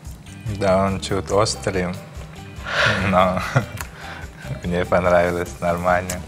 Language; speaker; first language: Russian; non-native, fluent; Turkmen